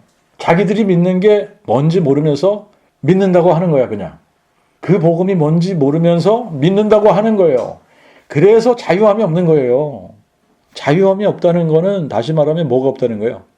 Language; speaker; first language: Korean; native; Korean